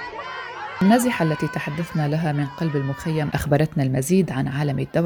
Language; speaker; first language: Arabic; native; Arabic